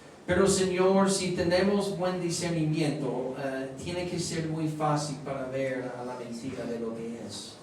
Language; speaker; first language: Spanish; non-native, fluent; English